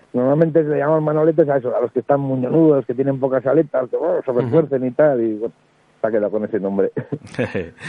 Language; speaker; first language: Spanish; native; Spanish